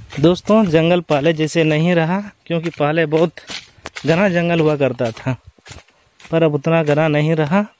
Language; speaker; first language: Hindi; non-native, local second language; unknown